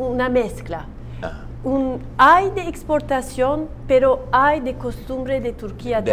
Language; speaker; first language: Spanish; non-native, learner; Turkish